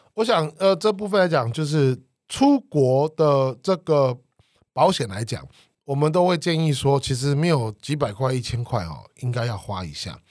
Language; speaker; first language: Chinese; native; Chinese